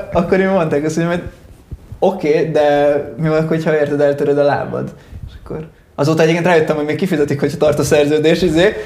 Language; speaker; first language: Hungarian; early bilingual, other home language; Italian